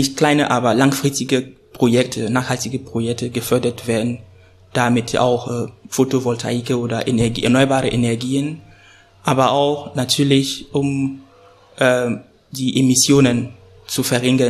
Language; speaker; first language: German; non-native, fluent; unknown